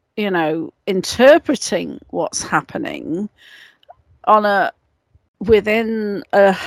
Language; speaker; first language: English; native; English